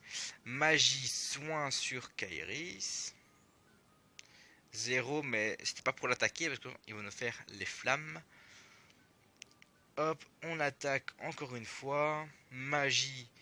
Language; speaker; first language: French; native; French